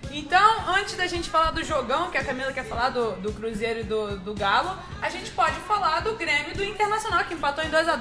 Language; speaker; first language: Portuguese; native; Portuguese